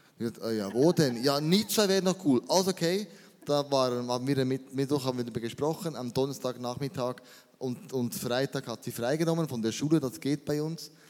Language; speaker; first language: German; native; German